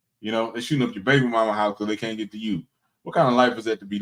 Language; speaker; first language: English; native; English